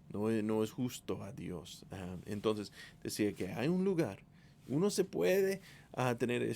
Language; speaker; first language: Spanish; non-native, fluent; English